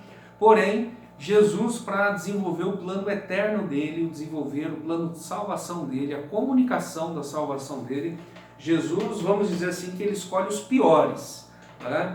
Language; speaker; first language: Portuguese; native; Portuguese